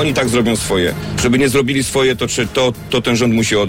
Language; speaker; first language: Polish; native; Polish